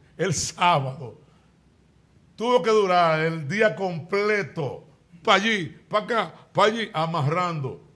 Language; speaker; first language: Spanish; native; Spanish